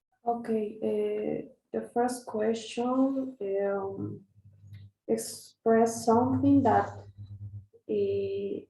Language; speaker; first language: English; non-native, learner; Spanish